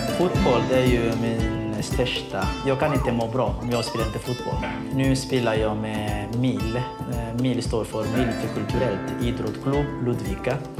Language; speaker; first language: Swedish; non-native, fluent; Somali